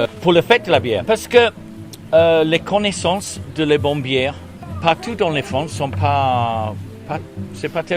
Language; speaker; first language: French; non-native, learner; English